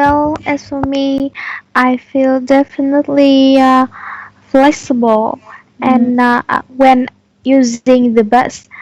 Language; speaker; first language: English; non-native, learner; Vietnamese